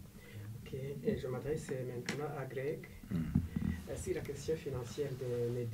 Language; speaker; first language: French; non-native, local second language; Kinyarwanda